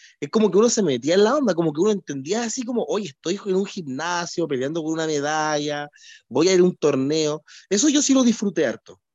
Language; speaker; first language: Spanish; native; Spanish